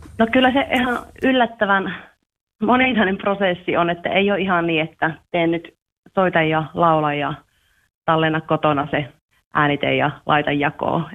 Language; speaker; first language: Finnish; native; Finnish